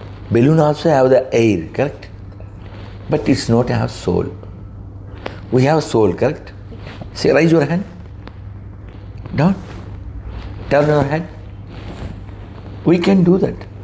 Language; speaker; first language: English; non-native, local second language; Telugu